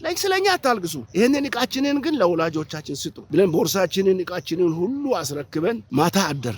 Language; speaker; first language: Amharic; non-native, local second language; Oromo